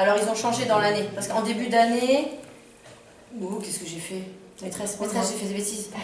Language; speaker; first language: French; native; French